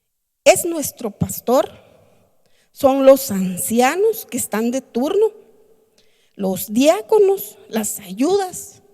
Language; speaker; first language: Spanish; native; Spanish